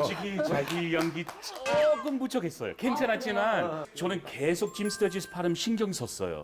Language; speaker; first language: Korean; non-native, fluent; English